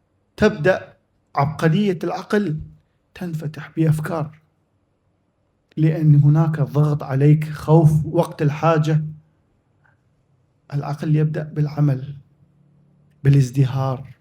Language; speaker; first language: Arabic; native; Arabic